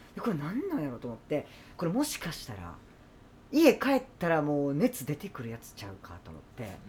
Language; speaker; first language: Japanese; native; Japanese